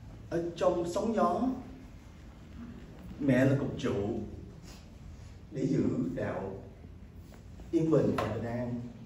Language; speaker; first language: Vietnamese; early bilingual, heritage; Vietnamese